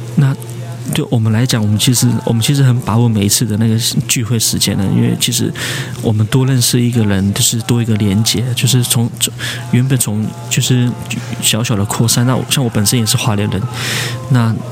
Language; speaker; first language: Chinese; native; Chinese